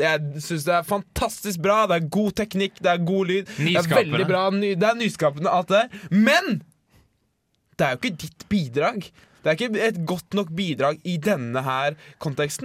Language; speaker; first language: Norwegian; native; Norwegian